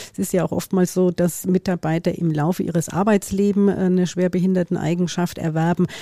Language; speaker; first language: German; native; German